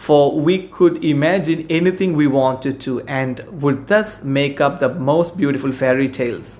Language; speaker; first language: English; non-native, local second language; Malayalam